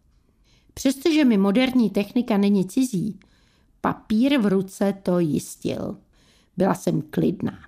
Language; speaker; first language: Czech; native; Czech